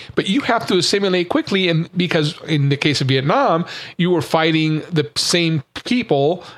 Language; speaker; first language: English; native; English